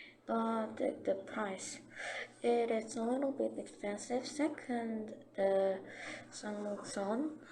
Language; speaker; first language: English; non-native, learner; Korean